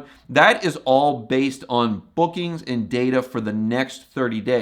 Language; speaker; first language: English; native; English